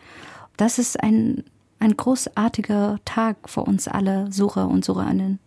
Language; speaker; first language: German; non-native, fluent; Arabic